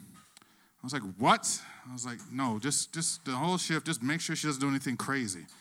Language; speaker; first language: English; native; English